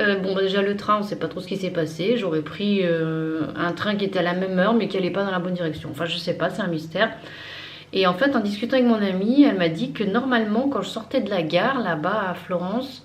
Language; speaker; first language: French; native; French